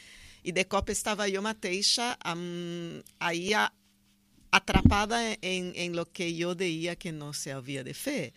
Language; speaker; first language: Catalan; non-native, fluent; Portuguese